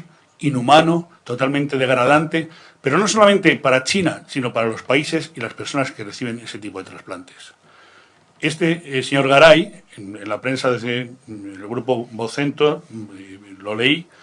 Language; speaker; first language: Spanish; native; Spanish